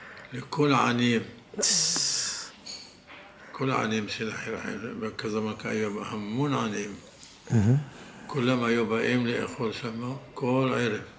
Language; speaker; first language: Hebrew; non-native, fluent; Arabic